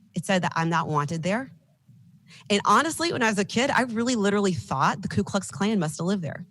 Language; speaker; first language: English; native; English